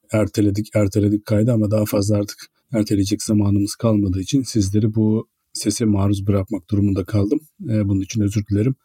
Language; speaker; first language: Turkish; native; Turkish